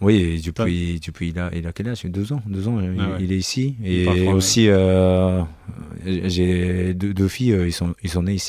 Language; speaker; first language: French; non-native, learner; Japanese